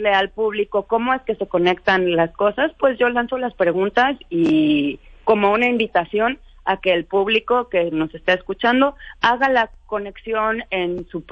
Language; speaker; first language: Spanish; native; Spanish